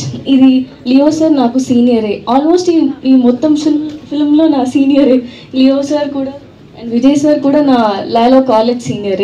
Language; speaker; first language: Telugu; non-native, learner; Tamil